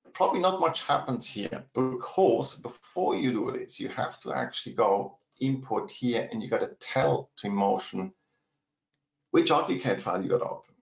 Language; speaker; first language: English; non-native, fluent; German